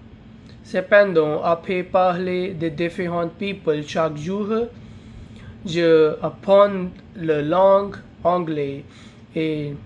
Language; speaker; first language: French; non-native, learner; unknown